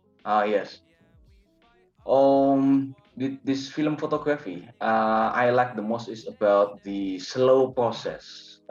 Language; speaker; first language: English; non-native, learner; Indonesian